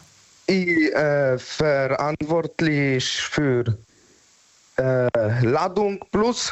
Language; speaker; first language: German; non-native, learner; Polish